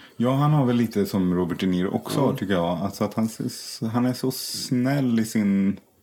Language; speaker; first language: Swedish; native; Swedish